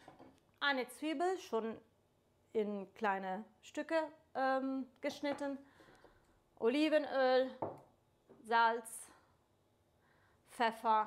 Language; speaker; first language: German; non-native, fluent; Italian